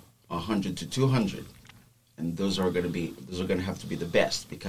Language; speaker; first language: English; non-native, fluent; Haitian Creole